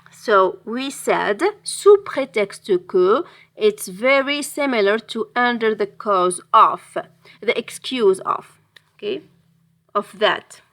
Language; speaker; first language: English; non-native, fluent; French